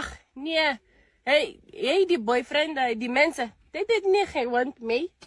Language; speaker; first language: Afrikaans; non-native, learner; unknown